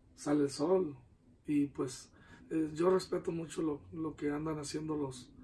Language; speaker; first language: Spanish; native; Spanish